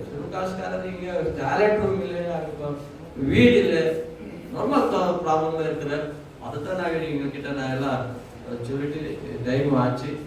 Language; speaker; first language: Tamil; non-native, learner; Kannada